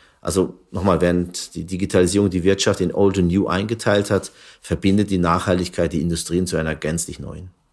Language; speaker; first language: German; early bilingual, other home language; Turkish